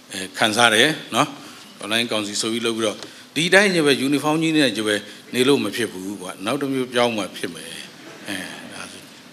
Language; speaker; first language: Burmese; native; Burmese